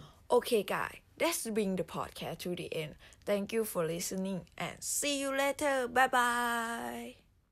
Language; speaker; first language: English; non-native, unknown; Thai